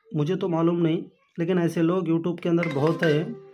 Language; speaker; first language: Hindi; non-native, local second language; Kannada